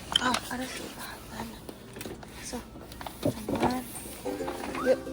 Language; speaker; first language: Korean; non-native, learner; Indonesian